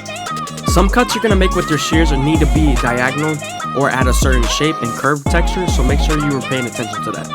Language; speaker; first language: English; native; English